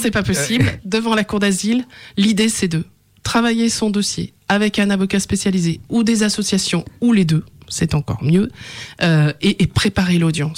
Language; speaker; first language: French; native; French